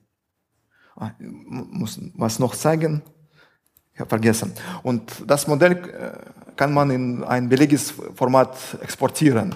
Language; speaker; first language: German; non-native, fluent; Russian